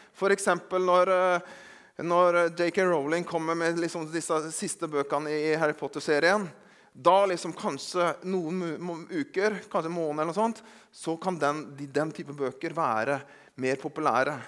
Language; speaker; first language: Norwegian; native; Norwegian